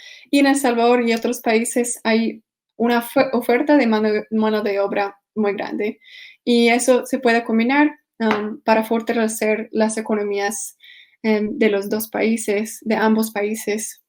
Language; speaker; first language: Spanish; non-native, fluent; English